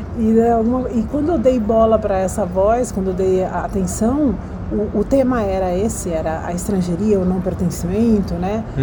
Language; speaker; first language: Portuguese; early bilingual, other home language; Spanish